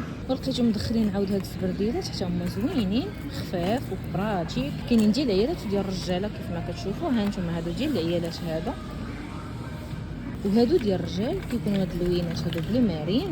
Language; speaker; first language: Arabic; native; Arabic